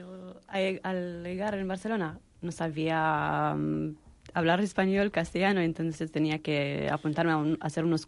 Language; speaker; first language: Spanish; non-native, fluent; Romanian